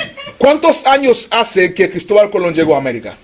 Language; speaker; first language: Spanish; native; Spanish